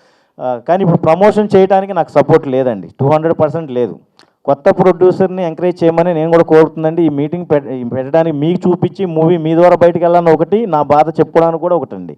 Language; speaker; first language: Telugu; native; Telugu